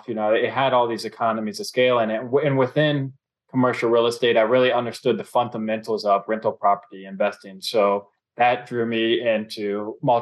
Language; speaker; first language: English; native; English